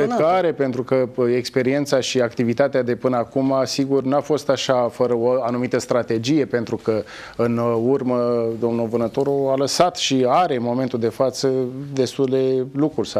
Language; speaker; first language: Romanian; native; Romanian